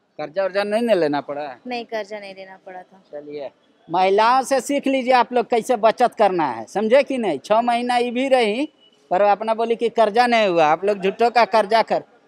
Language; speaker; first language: Hindi; native; Hindi